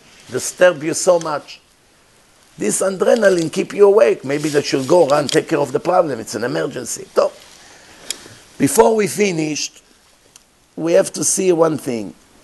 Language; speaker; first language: English; non-native, fluent; Hebrew